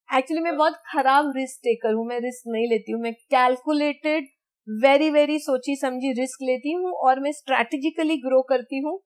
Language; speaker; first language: Hindi; non-native, local second language; Gujarati